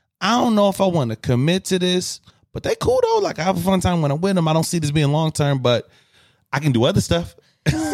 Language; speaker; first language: English; native; English